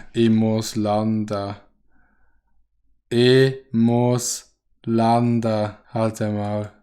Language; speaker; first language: German; native; German